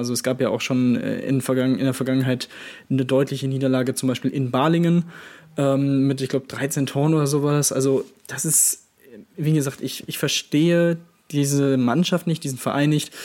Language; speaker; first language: German; native; German